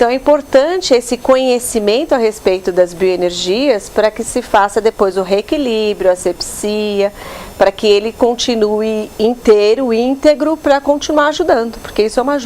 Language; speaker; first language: Portuguese; native; Portuguese